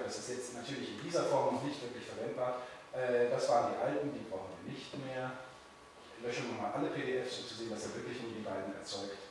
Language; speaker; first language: German; native; German